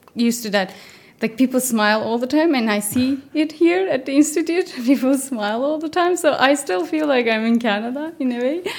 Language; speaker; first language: English; non-native, fluent; Turkish